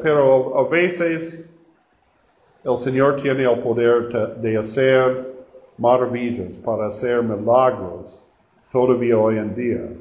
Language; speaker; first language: Spanish; non-native, learner; English